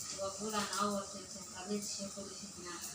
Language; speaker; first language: Arabic; non-native, learner; Bangla